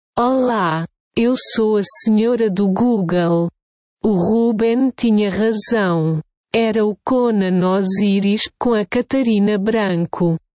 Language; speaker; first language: Portuguese; native; Portuguese